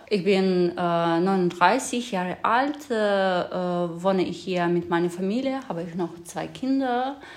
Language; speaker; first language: German; non-native, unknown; Ukrainian